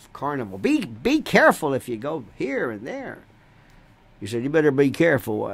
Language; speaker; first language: English; native; English